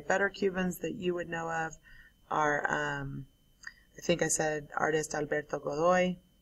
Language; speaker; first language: English; native; English